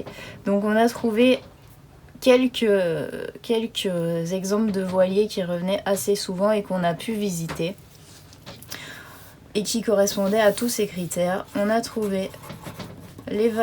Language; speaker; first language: French; native; French